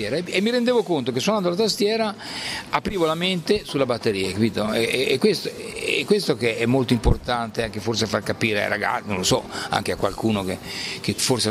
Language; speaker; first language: Italian; native; Italian